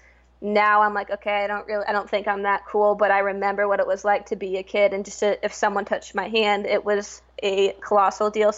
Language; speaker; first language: English; native; English